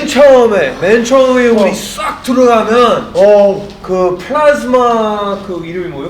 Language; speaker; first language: Korean; early bilingual, heritage; Korean